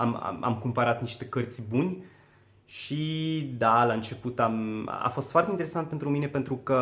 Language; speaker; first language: Romanian; non-native, learner; Arabic